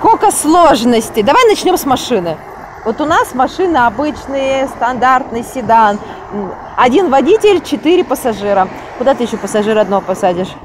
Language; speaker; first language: Russian; native; Russian